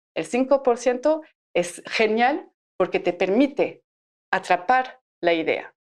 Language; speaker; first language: Spanish; non-native, fluent; French